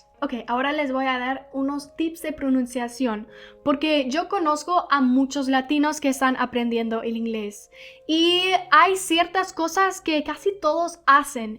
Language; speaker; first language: Spanish; non-native, fluent; English